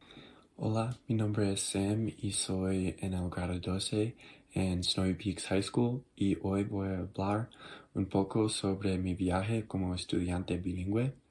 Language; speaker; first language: Spanish; non-native, learner; English